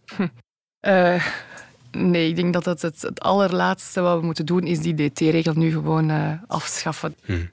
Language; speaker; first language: Dutch; native; Dutch